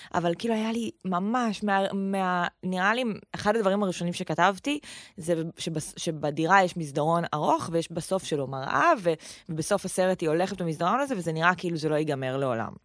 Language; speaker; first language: Hebrew; native; Hebrew